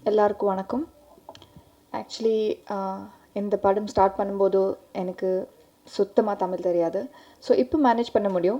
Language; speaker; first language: Tamil; non-native, learner; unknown